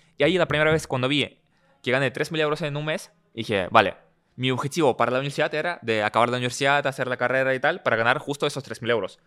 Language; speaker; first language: Spanish; early bilingual, other home language; Russian